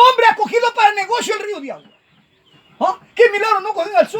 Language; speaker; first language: Spanish; native; Spanish